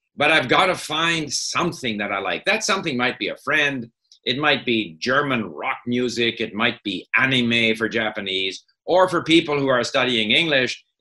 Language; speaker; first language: English; native; English